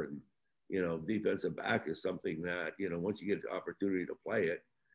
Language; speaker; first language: English; native; English